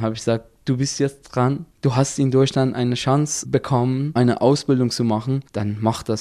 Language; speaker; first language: German; non-native, fluent; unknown